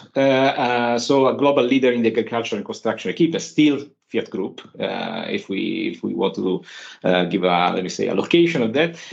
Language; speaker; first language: English; non-native, fluent; Italian